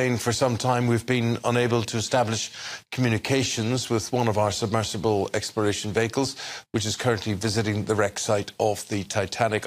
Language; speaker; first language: English; native; English